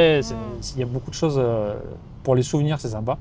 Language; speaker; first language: French; native; French